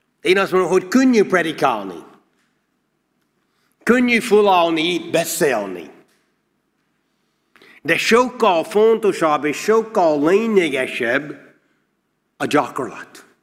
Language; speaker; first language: Hungarian; non-native, learner; English